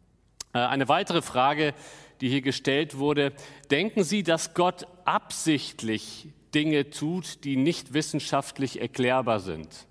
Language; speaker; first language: German; native; German